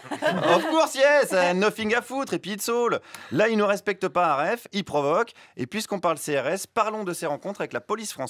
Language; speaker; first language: French; native; French